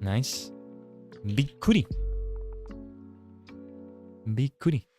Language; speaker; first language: Japanese; non-native, learner; English